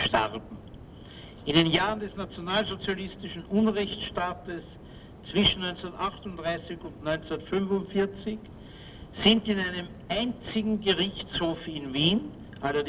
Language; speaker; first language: German; native; German